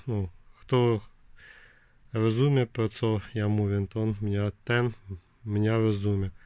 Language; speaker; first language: Polish; non-native, learner; Ukrainian